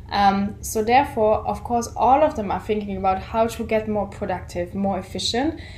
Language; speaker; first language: English; non-native, fluent; German